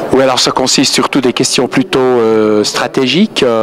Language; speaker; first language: French; native; French